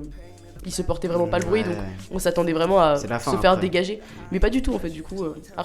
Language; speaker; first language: French; native; French